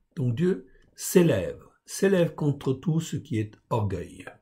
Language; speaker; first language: French; native; French